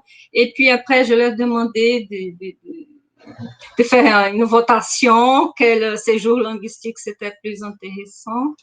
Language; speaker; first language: French; non-native, fluent; Portuguese